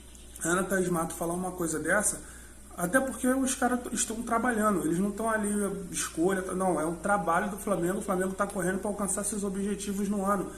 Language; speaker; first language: Portuguese; native; Portuguese